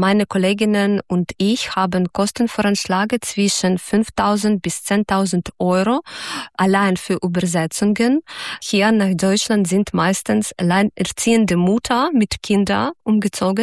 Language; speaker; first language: German; non-native, fluent; Ukrainian